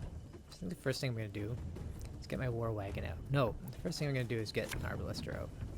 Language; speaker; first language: English; native; English